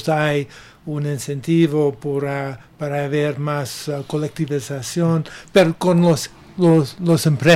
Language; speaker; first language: Spanish; non-native, learner; English